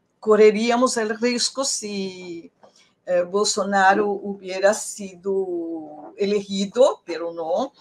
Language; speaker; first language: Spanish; non-native, fluent; Portuguese